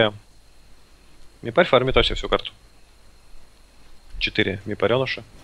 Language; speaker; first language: Russian; native; Russian